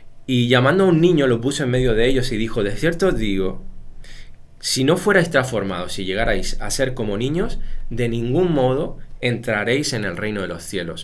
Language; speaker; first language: Spanish; native; Spanish